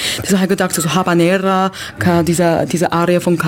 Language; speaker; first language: German; non-native, learner; Chinese